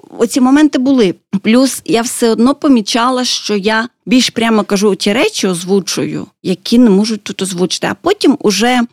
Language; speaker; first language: Ukrainian; native; Ukrainian